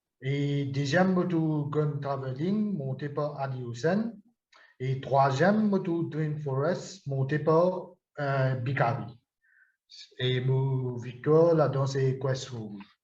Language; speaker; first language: French; non-native, local second language; Morisyen